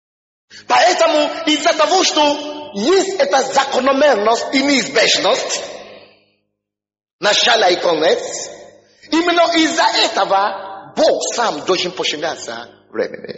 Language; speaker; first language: Russian; non-native, fluent; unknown